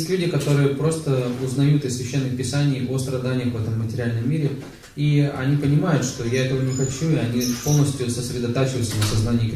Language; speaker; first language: Russian; native; Russian